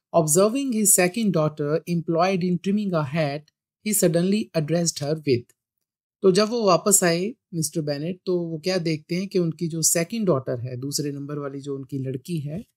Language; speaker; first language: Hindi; non-native, local second language; Punjabi